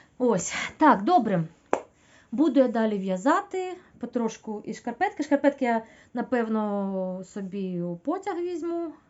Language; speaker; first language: Ukrainian; non-native, local second language; Russian